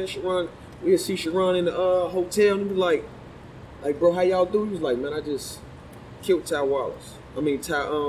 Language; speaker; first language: English; native; English